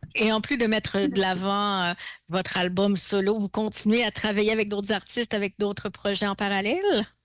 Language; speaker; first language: French; native; French